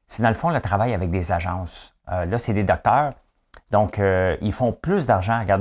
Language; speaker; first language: French; native; French